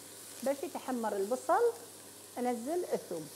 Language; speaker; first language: Arabic; native; Arabic